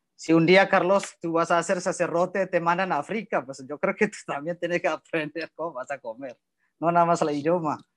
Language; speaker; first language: Spanish; non-native, learner; Indonesian